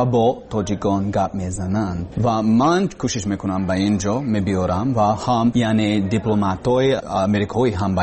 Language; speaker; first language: Persian; non-native, learner; English